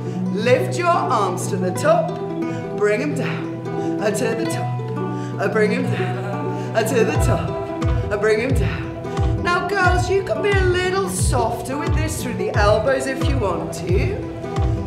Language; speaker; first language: English; native; English